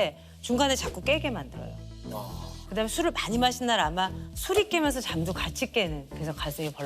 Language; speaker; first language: Korean; native; Korean